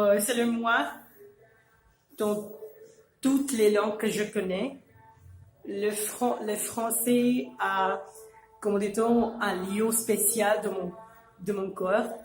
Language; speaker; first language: French; non-native, fluent; Urdu